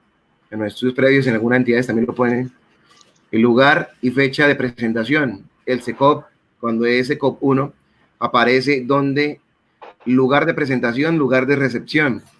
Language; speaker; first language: Spanish; native; Spanish